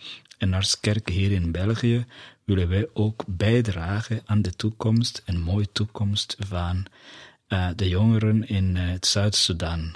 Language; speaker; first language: Dutch; non-native, fluent; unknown